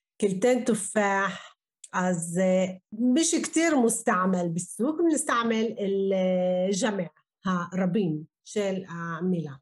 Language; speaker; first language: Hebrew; non-native, local second language; Arabic